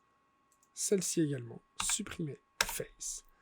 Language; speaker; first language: French; native; French